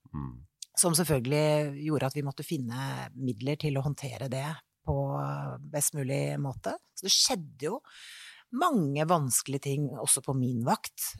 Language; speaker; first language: Norwegian; native; Norwegian